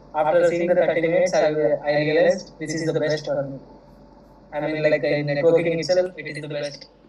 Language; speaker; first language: English; non-native, local second language; Telugu